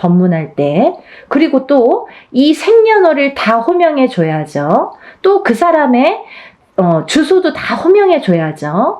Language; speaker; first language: Korean; native; Korean